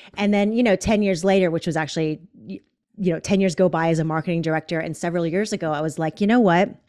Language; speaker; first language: English; native; English